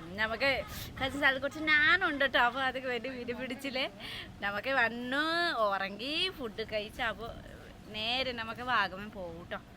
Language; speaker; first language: Malayalam; non-native, learner; Nepali